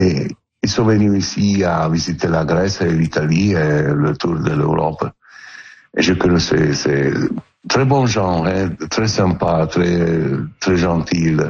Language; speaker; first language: French; non-native, learner; Italian